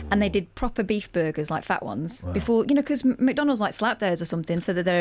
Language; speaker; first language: English; native; English